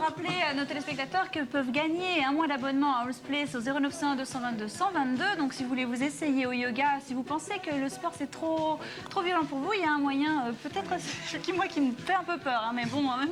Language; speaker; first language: French; native; French